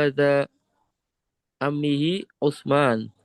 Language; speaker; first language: Arabic; non-native, learner; Indonesian